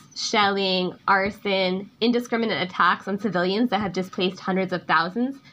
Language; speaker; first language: English; native; English